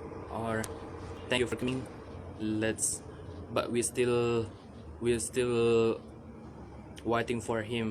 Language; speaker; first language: English; non-native, learner; Indonesian